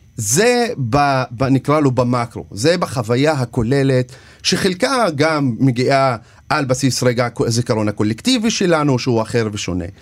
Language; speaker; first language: Hebrew; non-native, local second language; Arabic